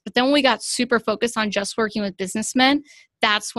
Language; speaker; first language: English; native; English